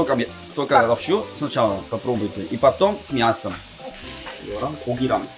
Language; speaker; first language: Russian; non-native, fluent; Korean